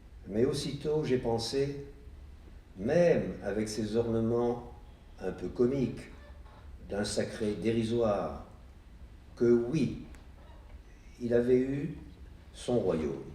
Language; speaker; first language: French; native; French